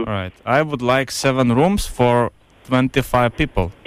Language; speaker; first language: English; non-native, learner; Lithuanian